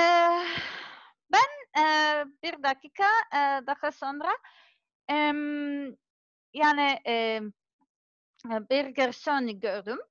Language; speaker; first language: Turkish; non-native, learner; Serbian